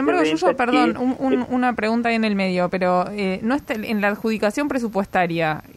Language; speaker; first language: Spanish; native; Spanish